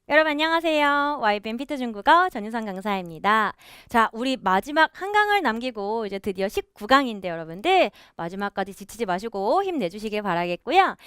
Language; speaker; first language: Korean; native; Korean